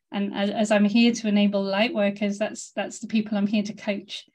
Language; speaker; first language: English; native; English